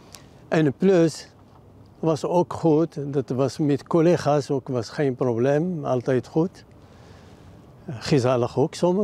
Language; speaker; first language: Dutch; non-native, learner; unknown